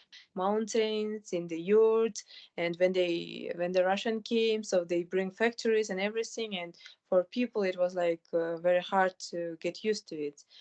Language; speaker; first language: English; non-native, fluent; Kyrgyz